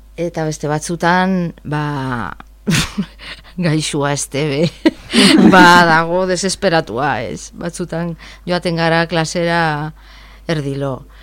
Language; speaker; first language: Basque; non-native, learner; Galician